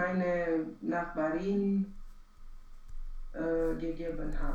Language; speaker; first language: German; non-native, learner; Romanian